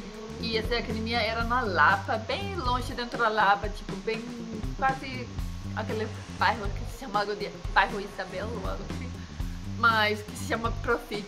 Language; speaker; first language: Portuguese; non-native, fluent; Danish